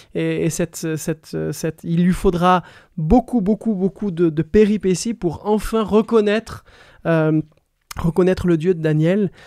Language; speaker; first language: French; native; French